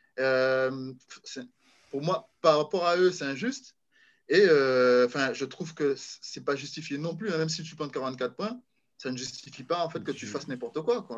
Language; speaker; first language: French; native; French